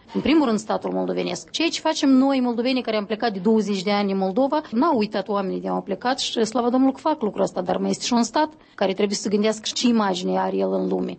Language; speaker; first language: Romanian; native; Romanian